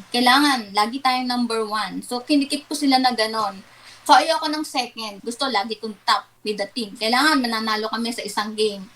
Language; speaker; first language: Filipino; non-native, local second language; Waray